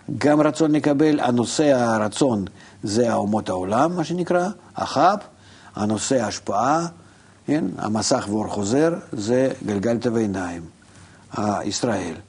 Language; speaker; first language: Hebrew; non-native, fluent; Russian